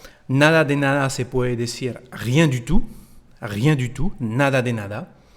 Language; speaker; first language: Spanish; non-native, fluent; French